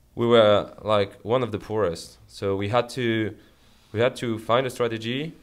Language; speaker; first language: English; non-native, fluent; French